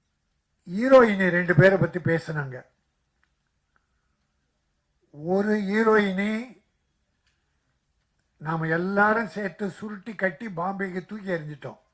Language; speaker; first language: Tamil; native; Tamil